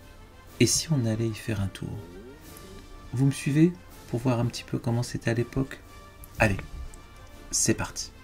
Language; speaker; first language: French; native; French